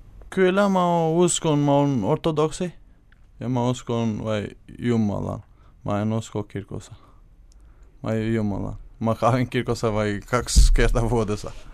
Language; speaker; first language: Finnish; non-native, learner; Albanian